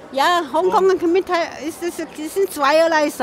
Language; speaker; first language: German; non-native, fluent; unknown